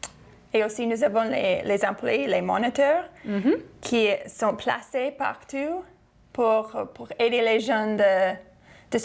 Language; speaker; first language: French; non-native, fluent; English